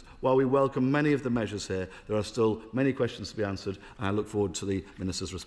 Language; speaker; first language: English; native; English